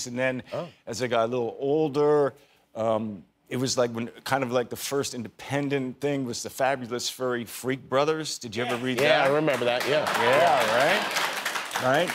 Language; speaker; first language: English; native; English